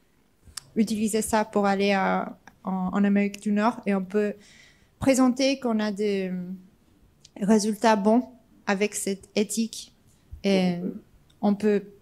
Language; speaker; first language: French; non-native, fluent; English